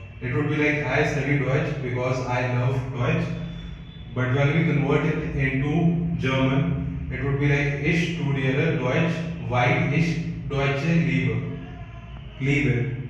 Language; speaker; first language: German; non-native, learner; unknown